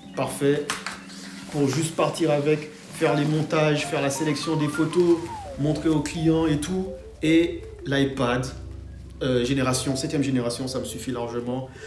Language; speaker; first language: French; non-native, fluent; English